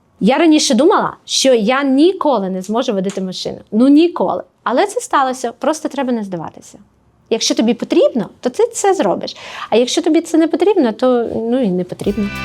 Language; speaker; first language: Ukrainian; native; Ukrainian